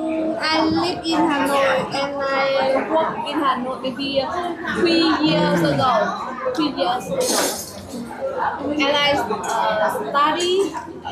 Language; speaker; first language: English; non-native, learner; Vietnamese